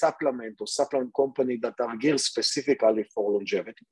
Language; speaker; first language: English; non-native, fluent; Hebrew